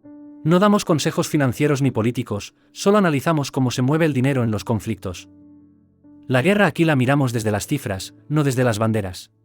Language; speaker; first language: Spanish; native; Spanish